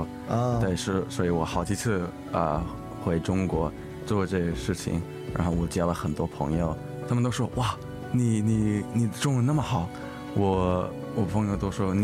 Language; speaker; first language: Chinese; early bilingual, heritage; English